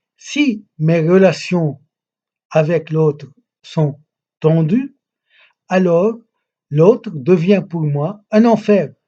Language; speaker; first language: French; non-native, local second language; Arabic